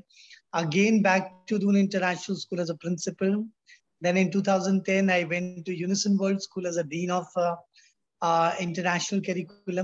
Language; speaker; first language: English; non-native, local second language; Hindi